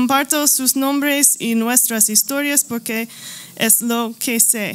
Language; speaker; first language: Spanish; non-native, learner; English